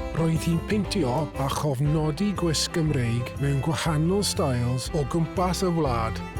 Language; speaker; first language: Welsh; non-native, local second language; English